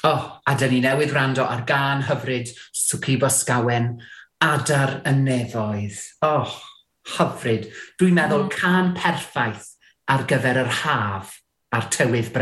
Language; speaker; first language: Welsh; native; Welsh